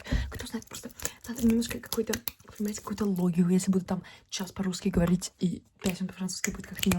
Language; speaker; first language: Russian; early bilingual, heritage; Russian